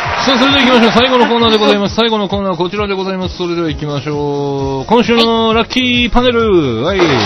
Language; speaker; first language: Japanese; native; Japanese